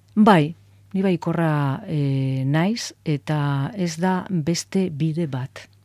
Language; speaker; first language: Basque; non-native, local second language; Spanish